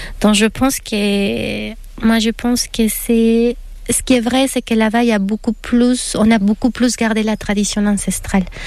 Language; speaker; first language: French; non-native, fluent; Spanish